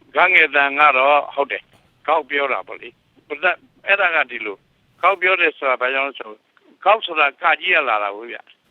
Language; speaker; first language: Burmese; native; Burmese